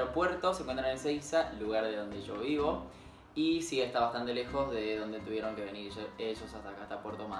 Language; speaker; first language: Spanish; native; Spanish